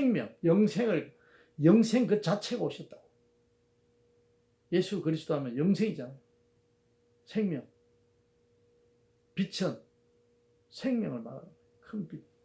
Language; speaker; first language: Korean; native; Korean